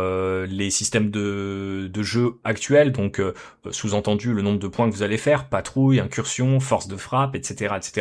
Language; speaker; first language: French; native; French